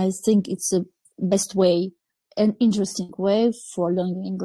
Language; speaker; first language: English; non-native, learner; Chechen